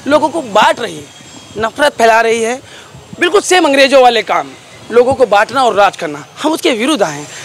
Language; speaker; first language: Hindi; native; Hindi